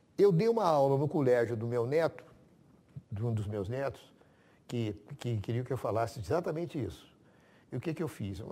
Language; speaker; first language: Portuguese; native; Portuguese